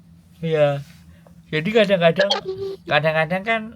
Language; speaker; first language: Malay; non-native, local second language; Javanese